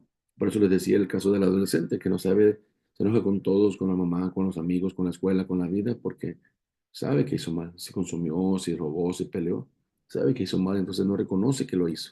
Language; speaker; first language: Spanish; native; Spanish